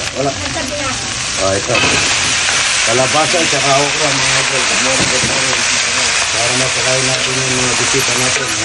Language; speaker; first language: Filipino; non-native, local second language; Pampanga